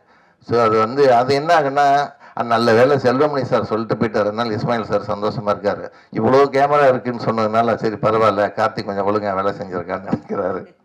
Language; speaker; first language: Tamil; native; Tamil